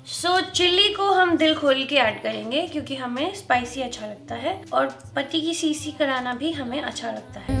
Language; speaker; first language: Hindi; native; Hindi